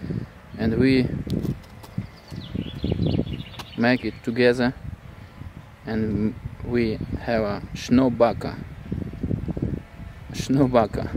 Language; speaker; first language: English; non-native, learner; Russian